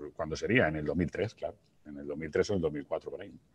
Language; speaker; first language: Spanish; native; Spanish